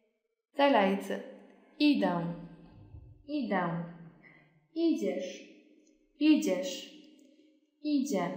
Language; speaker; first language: Chinese; non-native, fluent; Polish